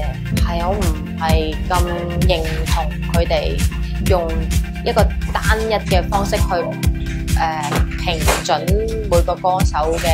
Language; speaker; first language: Cantonese; native; Cantonese